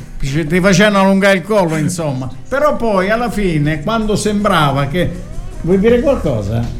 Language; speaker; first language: Italian; native; Italian